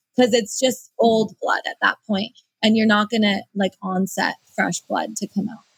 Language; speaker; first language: English; early bilingual, other home language; Persian